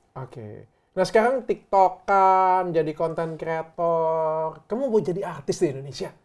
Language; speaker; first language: Indonesian; native; Indonesian